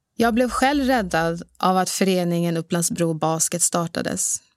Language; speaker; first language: Swedish; early bilingual, other home language; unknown